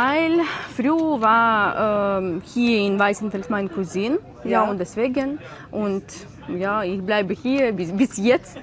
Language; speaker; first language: German; non-native, learner; Ukrainian